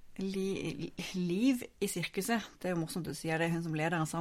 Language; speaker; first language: Norwegian; native; Norwegian